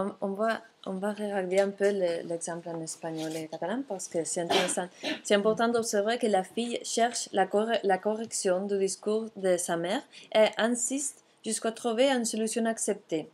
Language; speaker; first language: French; non-native, fluent; Catalan